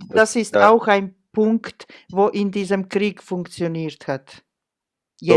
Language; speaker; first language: German; non-native, fluent; Croatian